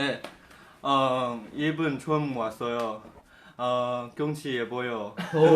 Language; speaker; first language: Korean; non-native, learner; Chinese